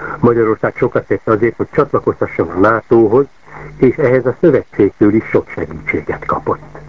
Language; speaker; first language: Hungarian; native; Hungarian